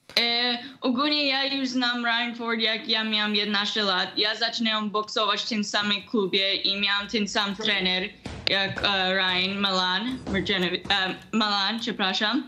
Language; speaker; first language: Polish; early bilingual, heritage; Polish